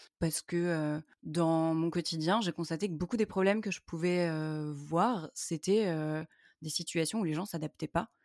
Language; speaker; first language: French; native; French